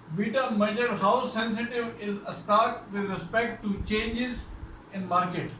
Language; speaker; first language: English; non-native, local second language; Urdu